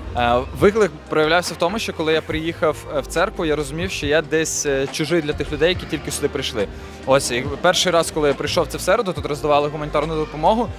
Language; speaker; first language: Ukrainian; native; Ukrainian